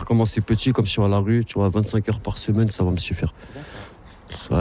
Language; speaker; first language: French; native; French